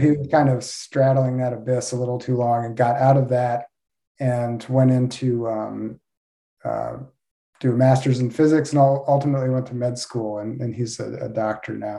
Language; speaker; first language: English; native; English